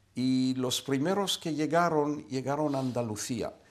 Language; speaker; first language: Spanish; non-native, fluent; Hebrew